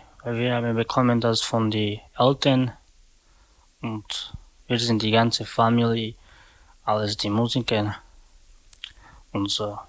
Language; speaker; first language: German; non-native, learner; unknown